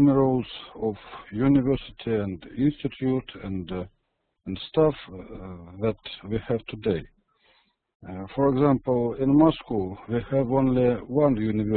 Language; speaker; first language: English; non-native, learner; Russian